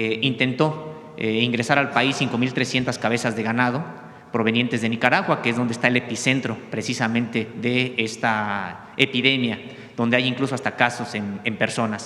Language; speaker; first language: Spanish; native; Spanish